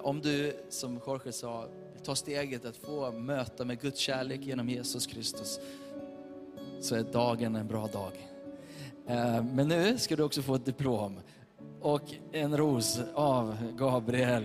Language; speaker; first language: Swedish; native; Swedish